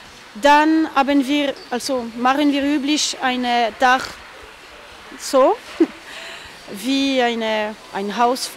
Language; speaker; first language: German; non-native, fluent; French